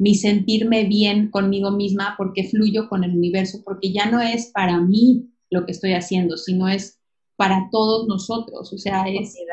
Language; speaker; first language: Spanish; native; Spanish